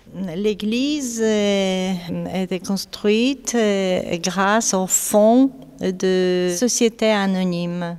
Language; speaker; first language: French; non-native, fluent; Polish